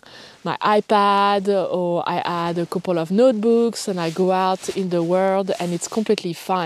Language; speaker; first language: English; non-native, fluent; French